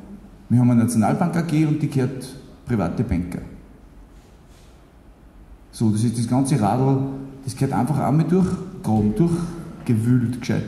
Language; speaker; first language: German; native; German